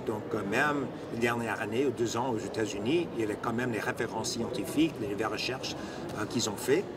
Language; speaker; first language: French; non-native, fluent; English